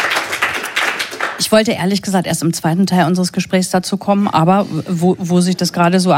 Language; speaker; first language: German; native; German